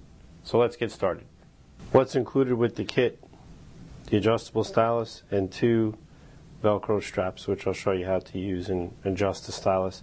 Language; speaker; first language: English; native; English